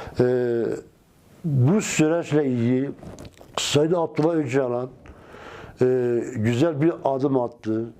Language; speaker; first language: Turkish; non-native, local second language; Kurdish